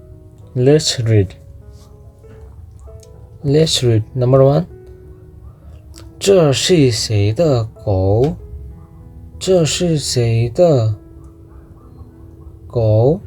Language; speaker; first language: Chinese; non-native, fluent; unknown